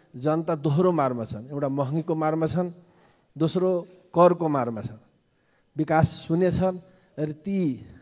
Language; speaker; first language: Nepali; non-native, local second language; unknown